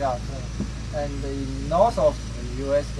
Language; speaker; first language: English; non-native, learner; Chinese